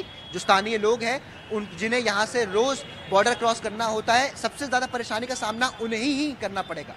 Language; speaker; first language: Hindi; native; Hindi